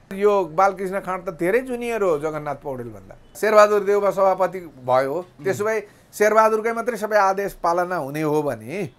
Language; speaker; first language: Nepali; native; Nepali